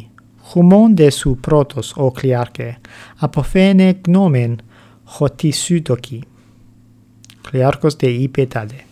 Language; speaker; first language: Greek; non-native, fluent; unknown